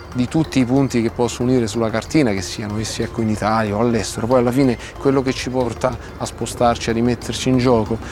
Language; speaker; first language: Italian; non-native, fluent; Arabic